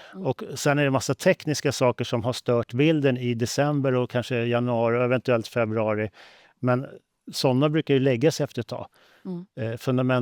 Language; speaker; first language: Swedish; native; Swedish